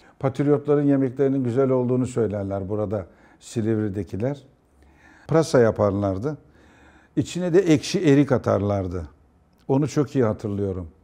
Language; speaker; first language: Turkish; native; Turkish